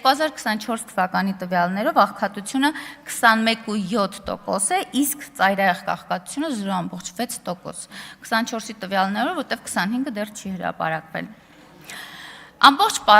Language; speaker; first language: Armenian; native; Armenian